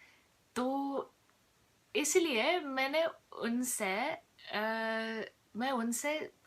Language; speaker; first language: Hindi; non-native, fluent; English